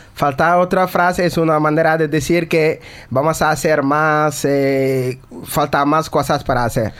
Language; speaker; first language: Spanish; non-native, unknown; Wolof